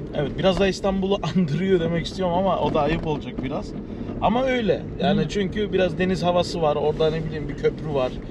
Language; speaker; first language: Turkish; early bilingual, heritage; Turkish